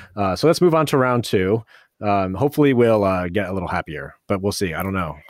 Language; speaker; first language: English; native; English